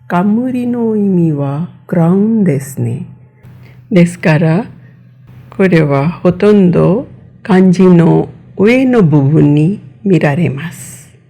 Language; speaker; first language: Japanese; non-native, fluent; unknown